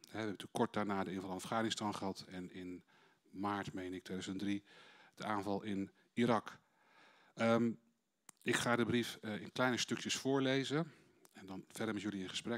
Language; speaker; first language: Dutch; native; Dutch